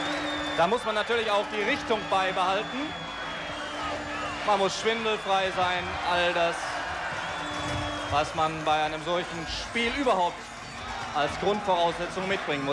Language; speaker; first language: German; native; German